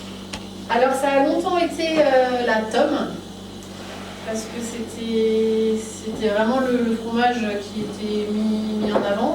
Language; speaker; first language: French; native; French